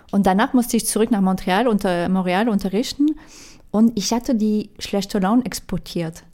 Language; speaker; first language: German; non-native, fluent; French